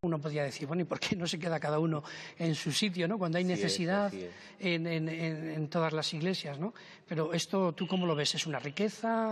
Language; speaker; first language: Spanish; native; Spanish